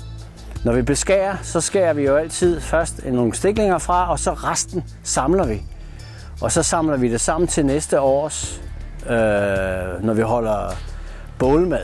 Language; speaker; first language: Danish; native; Danish